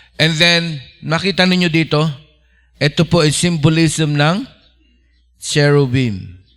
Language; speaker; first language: Filipino; non-native, local second language; Iloko